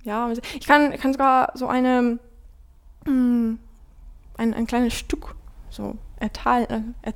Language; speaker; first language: German; non-native, fluent; Ukrainian